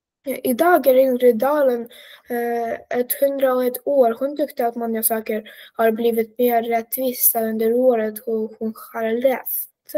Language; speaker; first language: Swedish; non-native, learner; Russian